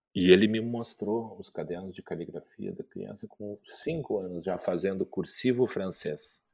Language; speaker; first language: Portuguese; native; Portuguese